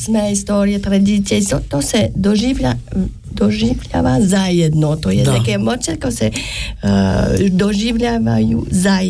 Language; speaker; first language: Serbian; non-native, fluent; German